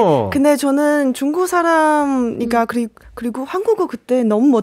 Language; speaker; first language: Korean; non-native, learner; Chinese